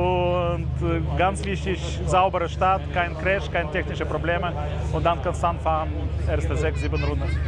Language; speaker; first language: German; non-native, learner; Russian